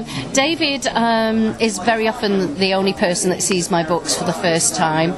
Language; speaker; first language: English; native; English